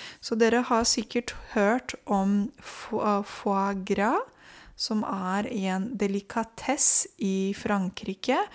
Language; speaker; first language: Norwegian; non-native, fluent; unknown